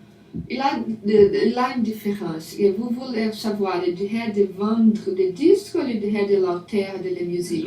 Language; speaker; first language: French; non-native, learner; Portuguese